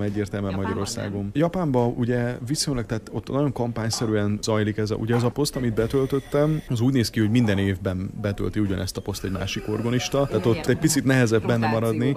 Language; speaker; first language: Hungarian; native; Hungarian